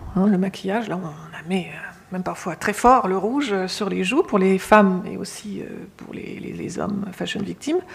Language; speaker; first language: French; native; French